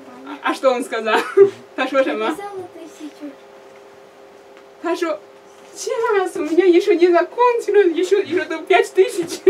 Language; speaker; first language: Russian; non-native, learner; Chinese